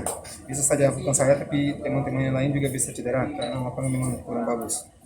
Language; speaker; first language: Indonesian; non-native, fluent; Portuguese